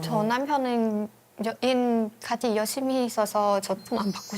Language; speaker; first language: Korean; non-native, learner; Vietnamese